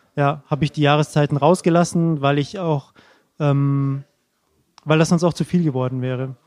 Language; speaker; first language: German; native; German